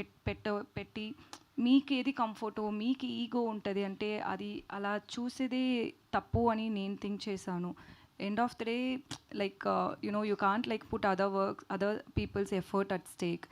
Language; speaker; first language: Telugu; non-native, learner; Tamil